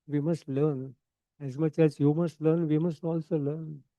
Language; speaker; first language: English; non-native, local second language; Marathi